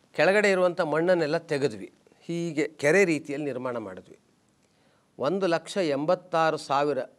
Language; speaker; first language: Kannada; native; Kannada